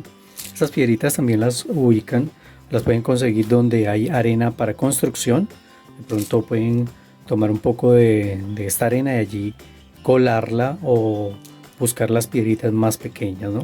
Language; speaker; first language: Spanish; native; Spanish